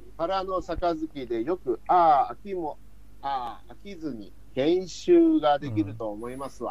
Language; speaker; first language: Japanese; non-native, learner; Chinese